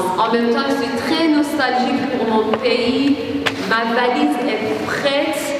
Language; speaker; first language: French; non-native, learner; Persian